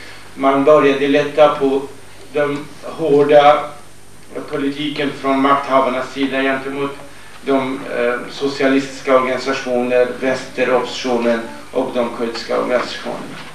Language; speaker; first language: Swedish; non-native, fluent; Kurdish